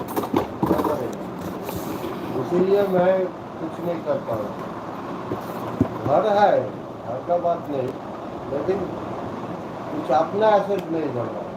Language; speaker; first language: Hindi; non-native, local second language; Santali